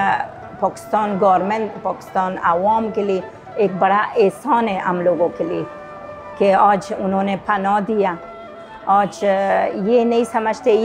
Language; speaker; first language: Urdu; non-native, fluent; Persian